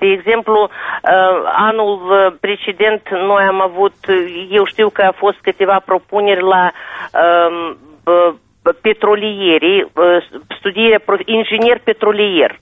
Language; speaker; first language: Romanian; non-native, local second language; Russian